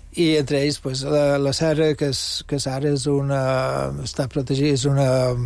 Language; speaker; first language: Catalan; non-native, local second language; English